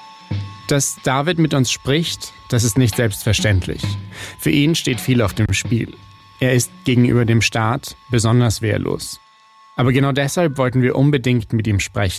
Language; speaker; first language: German; native; German